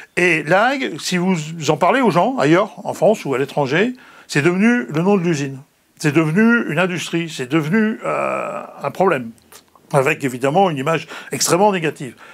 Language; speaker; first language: French; native; French